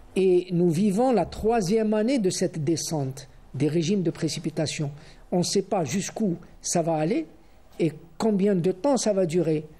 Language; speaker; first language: French; non-native, local second language; Arabic